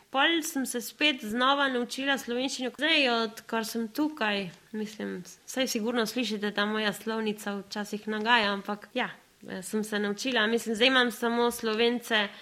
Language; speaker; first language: Slovenian; early bilingual, other home language; Spanish